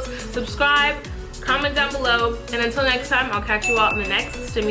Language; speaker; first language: English; native; English